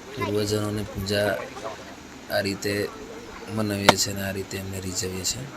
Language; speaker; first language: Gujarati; non-native, local second language; Rathawi